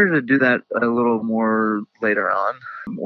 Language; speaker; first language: English; native; English